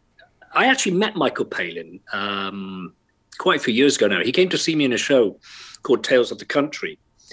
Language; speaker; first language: English; native; English